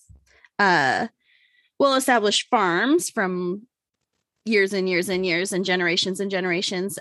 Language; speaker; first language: English; native; English